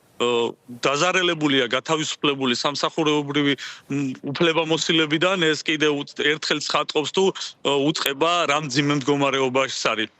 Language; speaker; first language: Georgian; native; Georgian